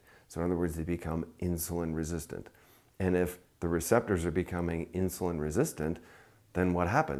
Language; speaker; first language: English; native; English